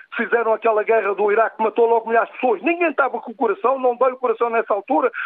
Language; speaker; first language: Portuguese; native; Portuguese